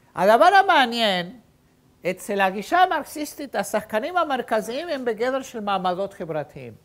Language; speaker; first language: Hebrew; native; Hebrew